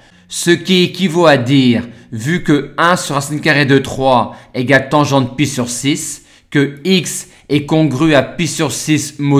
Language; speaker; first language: French; native; French